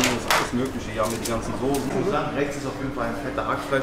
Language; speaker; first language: German; native; German